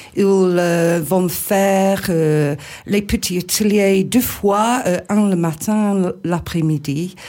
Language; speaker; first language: French; non-native, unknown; English